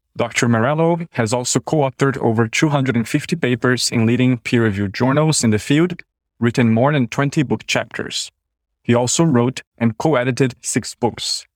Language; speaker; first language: English; non-native, fluent; Portuguese